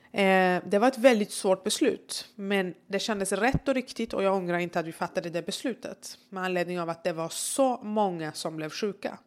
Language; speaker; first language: Swedish; early bilingual, other home language; Persian